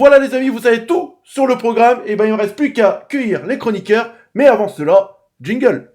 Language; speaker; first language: French; native; French